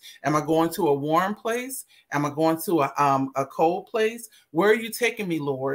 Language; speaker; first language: English; native; English